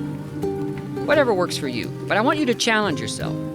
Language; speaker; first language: English; native; English